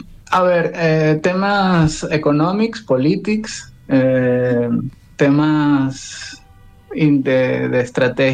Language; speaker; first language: Catalan; non-native, learner; Spanish